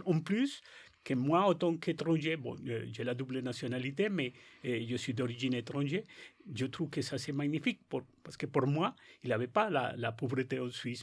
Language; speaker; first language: French; non-native, learner; Spanish